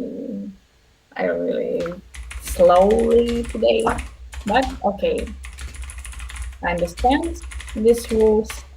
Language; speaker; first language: English; non-native, learner; Russian